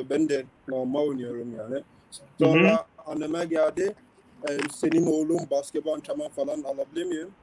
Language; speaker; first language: Turkish; non-native, learner; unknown